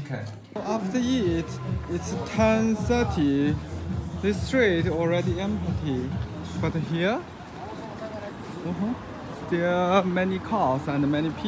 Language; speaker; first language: English; non-native, learner; Chinese